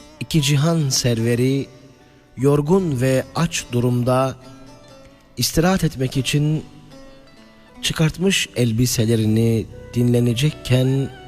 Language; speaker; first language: Turkish; native; Turkish